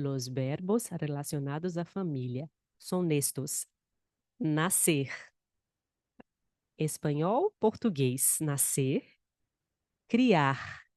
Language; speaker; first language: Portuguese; non-native, fluent; Spanish